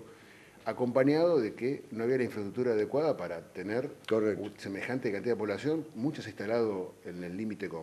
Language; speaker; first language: Spanish; native; Spanish